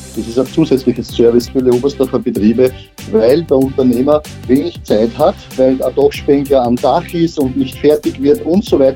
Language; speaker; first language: German; native; German